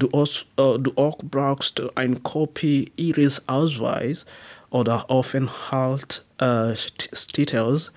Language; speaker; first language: German; non-native, learner; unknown